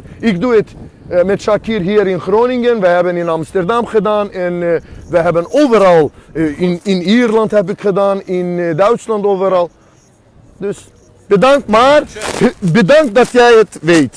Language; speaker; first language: Dutch; non-native, fluent; Azerbaijani